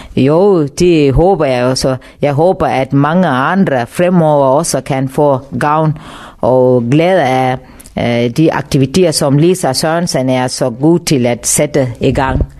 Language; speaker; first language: Danish; non-native, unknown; Tamil